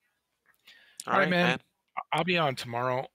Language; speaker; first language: English; native; English